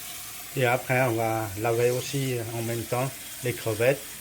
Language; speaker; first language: French; non-native, learner; Vietnamese